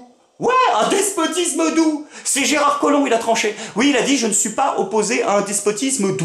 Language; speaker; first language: French; native; French